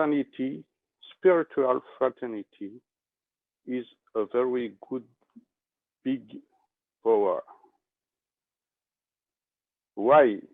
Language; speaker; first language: English; non-native, learner; French